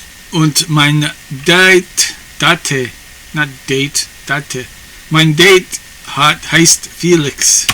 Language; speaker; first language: German; non-native, learner; English